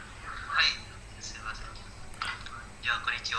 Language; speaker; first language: Japanese; non-native, learner; Indonesian